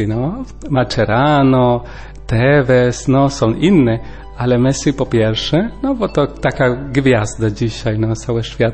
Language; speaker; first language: Polish; non-native, learner; Spanish